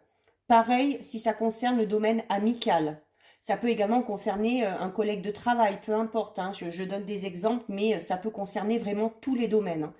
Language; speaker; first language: French; native; French